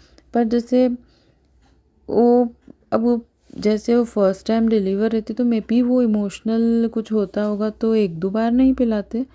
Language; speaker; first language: Hindi; native; Hindi